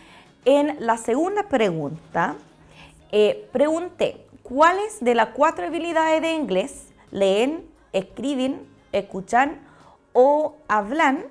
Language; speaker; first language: Spanish; non-native, fluent; English